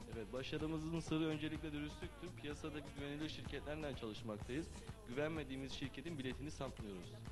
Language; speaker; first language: Turkish; early bilingual, heritage; Turkish